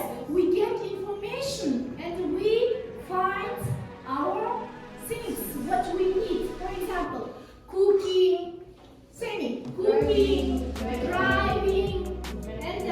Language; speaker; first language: English; non-native, learner; Kazakh